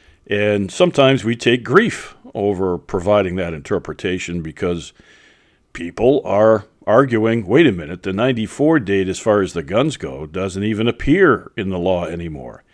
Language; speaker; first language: English; native; English